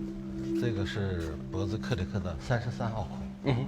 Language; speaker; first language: Chinese; native; Chinese